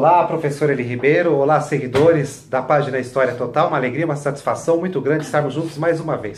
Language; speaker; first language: Portuguese; native; Portuguese